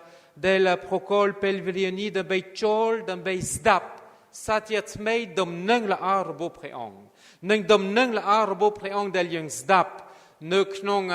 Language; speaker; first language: Khmer; non-native, fluent; French